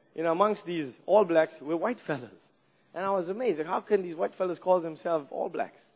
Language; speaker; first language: English; native; English